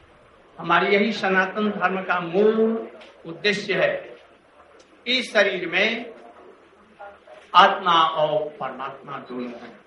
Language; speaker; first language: Hindi; native; Hindi